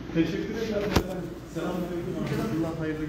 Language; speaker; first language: Turkish; non-native, learner; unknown